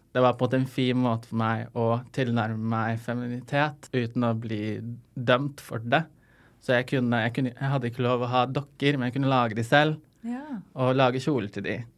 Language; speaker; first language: Norwegian; non-native, fluent; Arabic